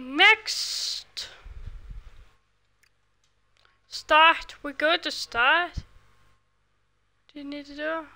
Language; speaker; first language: English; non-native, learner; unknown